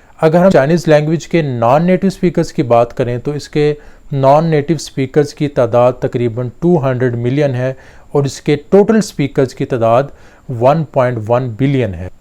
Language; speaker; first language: Urdu; native; Urdu